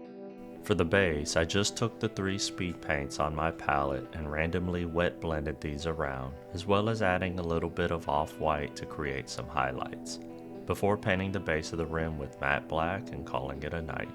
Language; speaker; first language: English; native; English